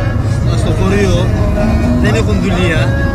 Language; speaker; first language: Greek; early bilingual, heritage; Turkish